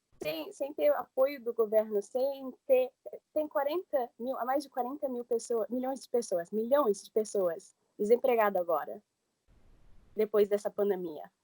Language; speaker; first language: Portuguese; early bilingual, heritage; English